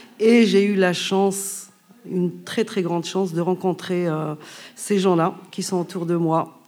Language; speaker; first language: French; non-native, local second language; Arabic